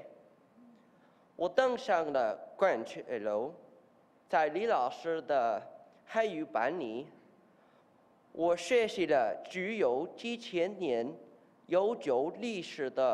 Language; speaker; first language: Chinese; non-native, learner; English